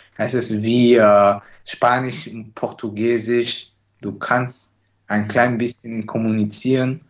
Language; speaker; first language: German; non-native, learner; Chinese